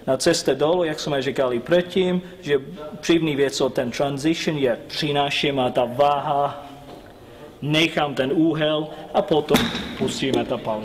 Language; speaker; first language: Czech; non-native, learner; English